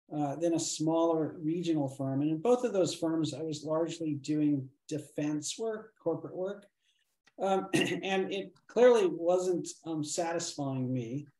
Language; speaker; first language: English; native; English